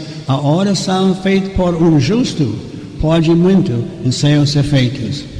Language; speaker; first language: Portuguese; non-native, fluent; English